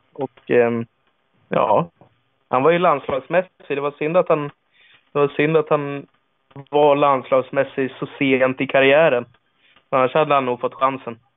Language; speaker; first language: Swedish; native; Swedish